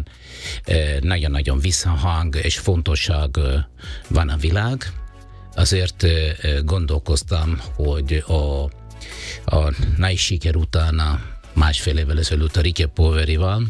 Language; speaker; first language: Hungarian; non-native, fluent; Italian